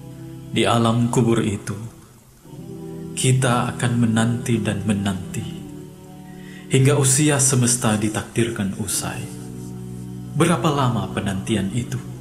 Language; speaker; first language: Indonesian; native; Indonesian